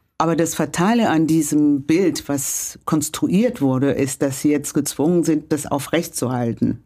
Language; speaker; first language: German; non-native, fluent; Kinyarwanda